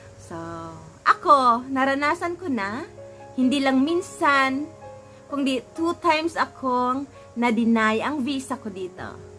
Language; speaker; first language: Filipino; native; Filipino